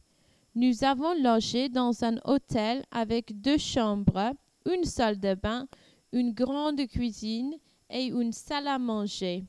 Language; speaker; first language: French; non-native, learner; English